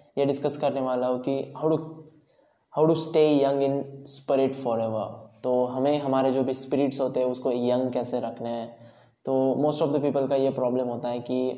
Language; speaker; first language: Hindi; non-native, local second language; Marathi